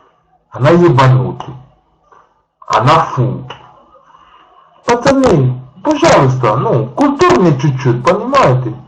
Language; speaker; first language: Russian; non-native, learner; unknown